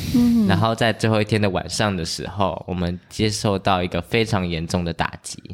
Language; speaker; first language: Chinese; native; Chinese